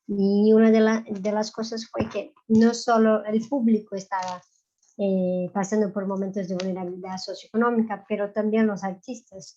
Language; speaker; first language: Spanish; non-native, fluent; Portuguese